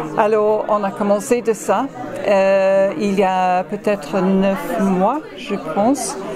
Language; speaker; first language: French; non-native, fluent; English